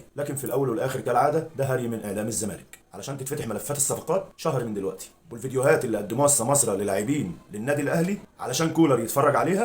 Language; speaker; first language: Arabic; native; Arabic